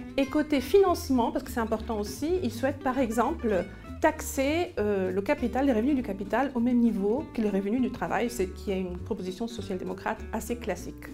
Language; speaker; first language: French; non-native, fluent; German